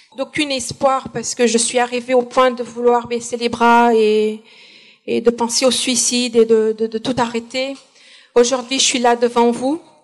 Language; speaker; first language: French; non-native, fluent; Portuguese